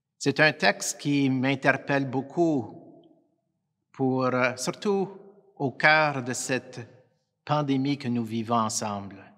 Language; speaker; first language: French; native; French